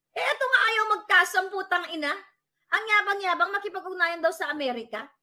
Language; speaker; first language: Filipino; non-native, local second language; Cebuano